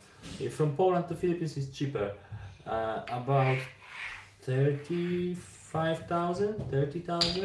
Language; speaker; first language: English; non-native, learner; Polish